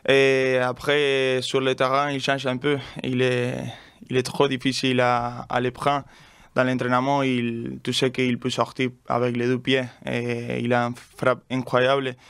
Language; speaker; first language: French; non-native, learner; Spanish